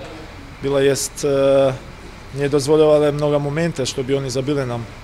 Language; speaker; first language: Russian; non-native, learner; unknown